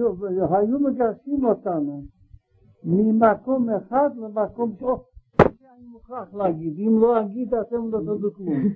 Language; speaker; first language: Hebrew; non-native, learner; Russian